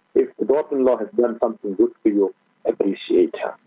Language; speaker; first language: English; native; English